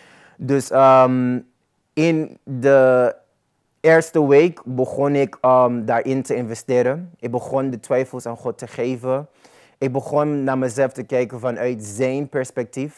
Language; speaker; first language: Dutch; non-native, local second language; Papiamento